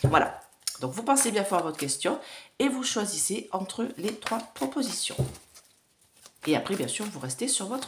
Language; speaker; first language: French; native; French